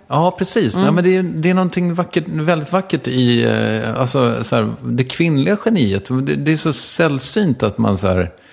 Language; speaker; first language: Swedish; native; Swedish